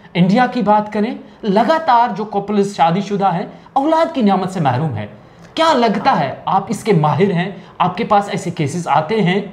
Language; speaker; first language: Hindi; non-native, local second language; Kashmiri